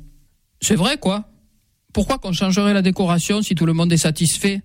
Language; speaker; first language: French; native; French